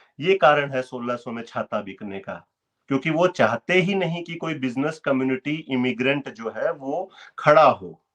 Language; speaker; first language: Hindi; native; Hindi